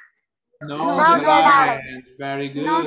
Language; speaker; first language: English; non-native, fluent; Spanish